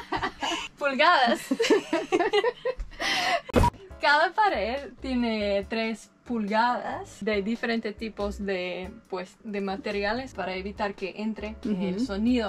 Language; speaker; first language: Spanish; non-native, fluent; English